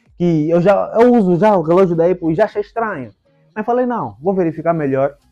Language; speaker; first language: Portuguese; native; Portuguese